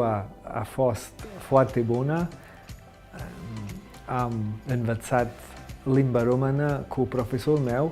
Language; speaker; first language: Romanian; non-native, learner; English